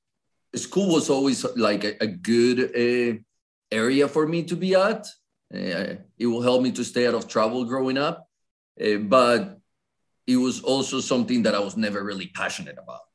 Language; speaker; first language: English; non-native, fluent; Spanish